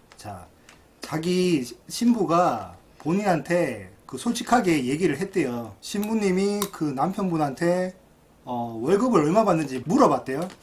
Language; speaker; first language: Korean; native; Korean